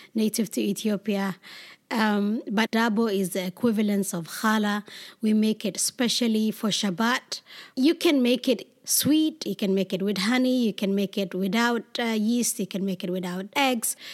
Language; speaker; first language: English; non-native, fluent; Amharic